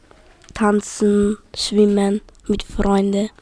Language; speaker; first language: German; early bilingual, other home language; Serbian